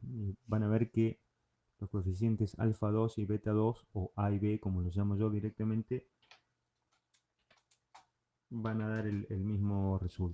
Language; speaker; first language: Spanish; native; Spanish